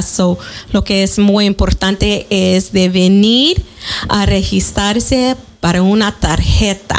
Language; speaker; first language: Spanish; early bilingual, heritage; Spanish